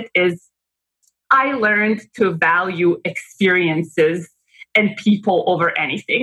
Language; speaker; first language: English; non-native, fluent; Bosnian